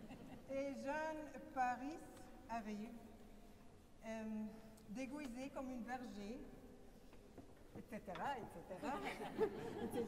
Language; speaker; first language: French; non-native, fluent; German